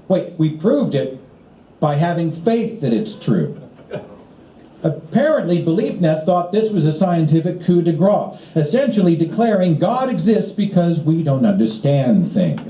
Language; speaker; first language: English; native; English